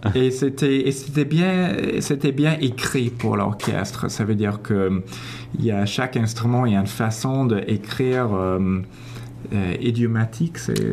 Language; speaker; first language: French; non-native, fluent; English